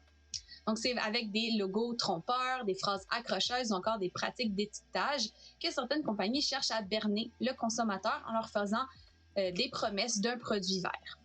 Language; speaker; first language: French; native; French